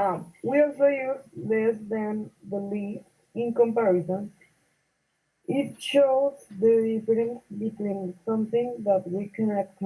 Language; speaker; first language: English; non-native, learner; Spanish